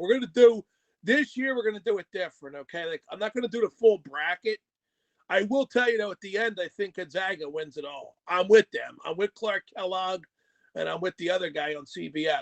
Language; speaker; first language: English; native; English